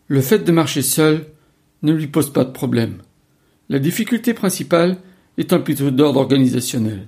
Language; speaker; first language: French; native; French